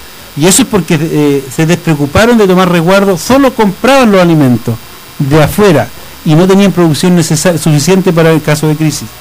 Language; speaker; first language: Spanish; native; Spanish